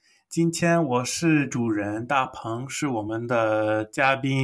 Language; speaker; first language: Chinese; non-native, fluent; English